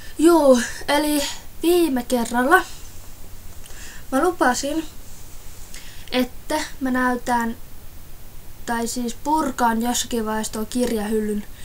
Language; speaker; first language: Finnish; early bilingual, other home language; Russian